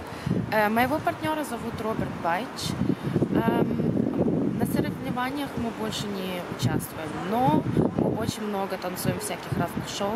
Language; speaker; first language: Russian; early bilingual, heritage; Russian